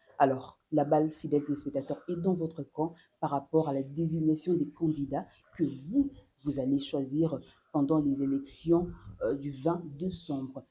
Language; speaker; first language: French; non-native, local second language; Lingala